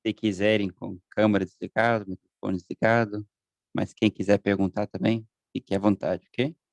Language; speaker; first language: Portuguese; non-native, fluent; German